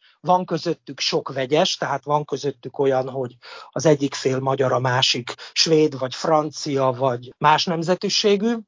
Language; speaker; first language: Hungarian; native; Hungarian